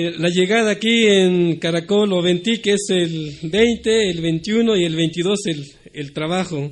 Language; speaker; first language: Spanish; non-native, local second language; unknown